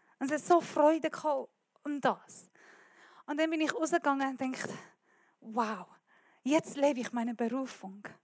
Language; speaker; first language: German; non-native, learner; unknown